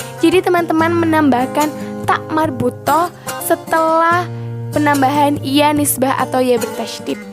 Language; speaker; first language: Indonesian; native; Indonesian